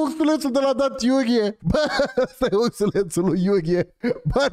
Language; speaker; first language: Romanian; native; Romanian